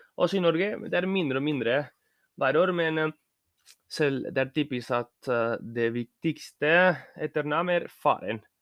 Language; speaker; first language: Norwegian; non-native, learner; Spanish